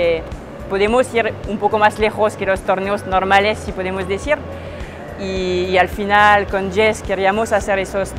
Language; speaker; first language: Spanish; non-native, fluent; French